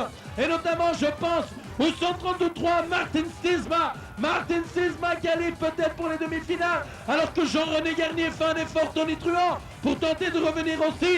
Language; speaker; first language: French; native; French